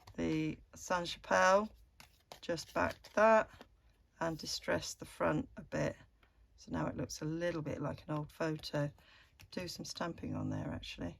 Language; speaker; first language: English; native; English